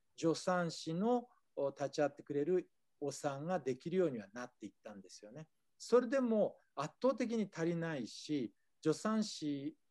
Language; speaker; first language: Japanese; native; Japanese